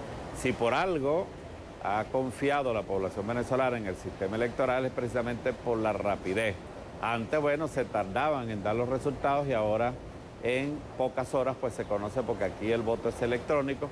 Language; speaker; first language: Spanish; native; Spanish